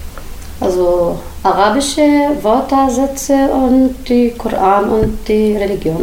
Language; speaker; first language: German; non-native, learner; Arabic